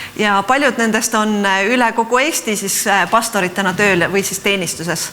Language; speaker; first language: Estonian; native; Estonian